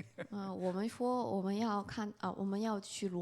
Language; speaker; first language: Chinese; non-native, fluent; Korean